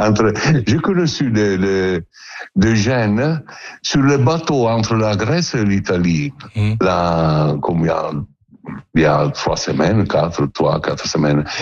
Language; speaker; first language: French; non-native, learner; Italian